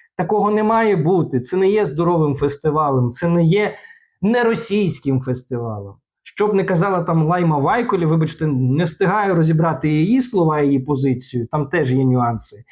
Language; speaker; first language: Ukrainian; non-native, local second language; Russian